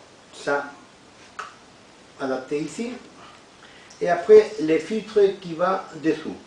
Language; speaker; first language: French; non-native, fluent; Spanish